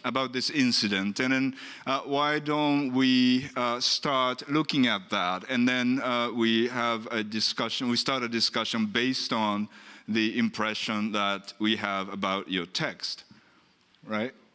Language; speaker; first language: English; non-native, fluent; Japanese